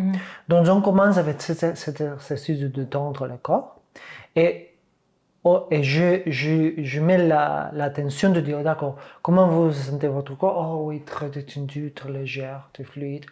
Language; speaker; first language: French; non-native, fluent; Catalan